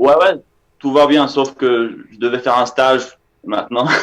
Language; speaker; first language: French; non-native, fluent; Albanian